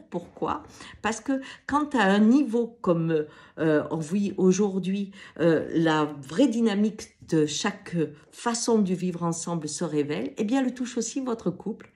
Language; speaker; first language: French; native; French